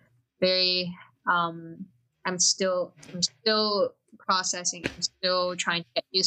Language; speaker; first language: English; non-native, fluent; Chinese